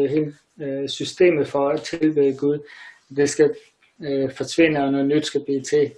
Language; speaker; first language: Danish; native; Danish